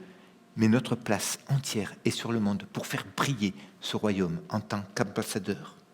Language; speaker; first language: French; native; French